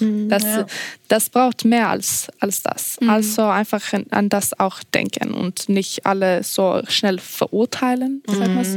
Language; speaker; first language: German; non-native, fluent; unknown